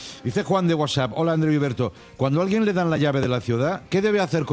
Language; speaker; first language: Spanish; native; Spanish